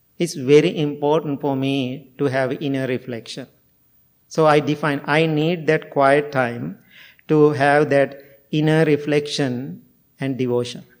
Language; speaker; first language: English; non-native, fluent; Sinhala